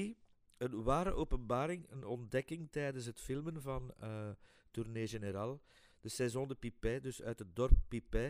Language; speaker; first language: Dutch; native; Dutch